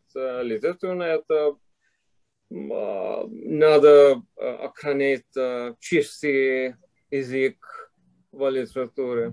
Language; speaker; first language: Russian; non-native, fluent; English